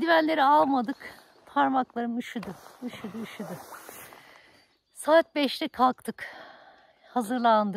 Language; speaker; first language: Turkish; native; Turkish